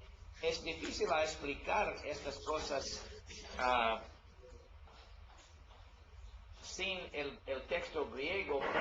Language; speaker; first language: Spanish; non-native, learner; English